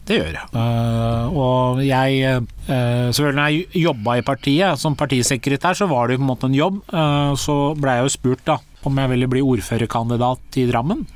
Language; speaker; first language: Norwegian; early bilingual, other home language; Persian